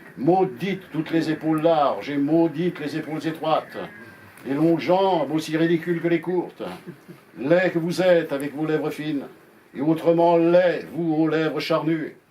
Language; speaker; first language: French; native; French